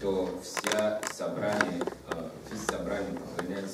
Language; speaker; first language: Russian; non-native, learner; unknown